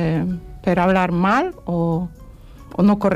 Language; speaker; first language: Catalan; non-native, learner; Polish